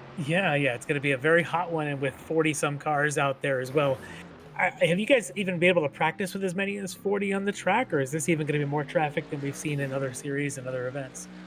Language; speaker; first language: English; native; English